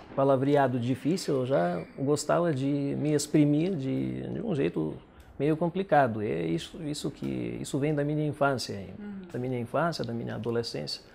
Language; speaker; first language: Portuguese; non-native, fluent; Russian